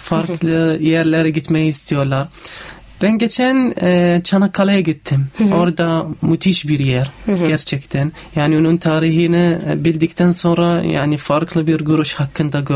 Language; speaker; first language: Turkish; non-native, learner; Arabic